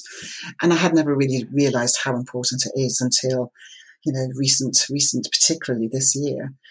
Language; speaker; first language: English; native; English